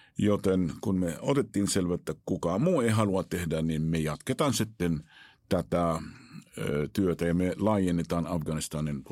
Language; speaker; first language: Finnish; non-native, fluent; Arabic